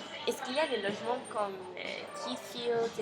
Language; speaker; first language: French; non-native, learner; English